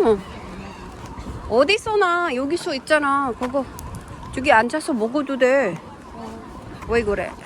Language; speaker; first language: Korean; non-native, learner; Filipino